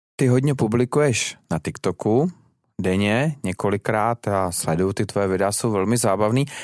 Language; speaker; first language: Czech; native; Czech